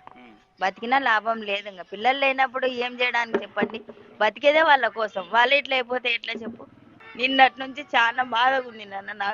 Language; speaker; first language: Telugu; native; Telugu